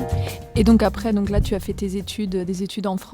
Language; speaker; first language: French; native; French